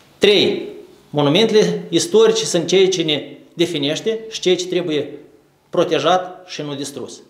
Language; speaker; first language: Romanian; native; Romanian